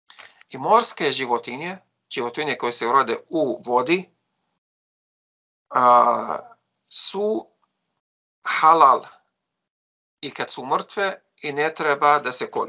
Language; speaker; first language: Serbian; non-native, fluent; Arabic